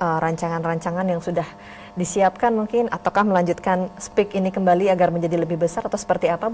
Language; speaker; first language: Indonesian; native; Indonesian